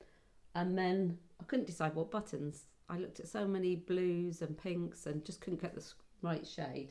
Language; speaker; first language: English; native; English